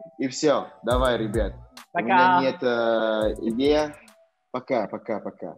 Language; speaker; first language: Russian; non-native, learner; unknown